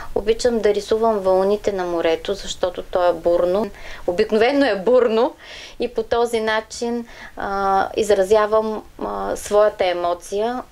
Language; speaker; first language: Bulgarian; native; Bulgarian